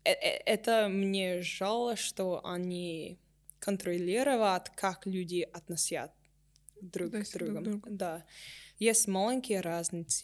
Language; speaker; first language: Russian; non-native, learner; English